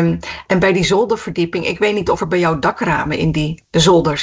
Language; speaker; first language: Dutch; native; Dutch